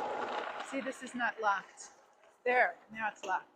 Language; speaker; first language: English; native; English